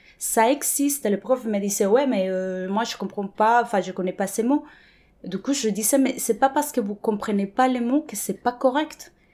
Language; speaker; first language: French; non-native, fluent; Spanish